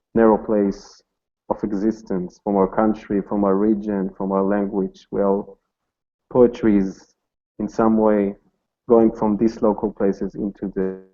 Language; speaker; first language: English; non-native, fluent; Hebrew